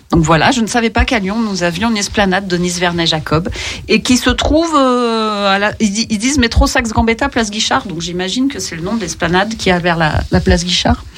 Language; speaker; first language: French; native; French